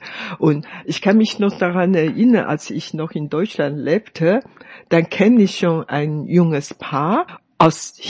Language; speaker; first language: German; non-native, fluent; Chinese